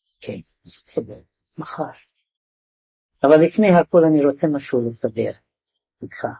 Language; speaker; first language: Hebrew; non-native, fluent; Hungarian